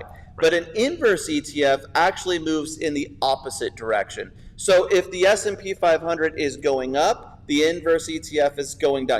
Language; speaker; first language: English; native; English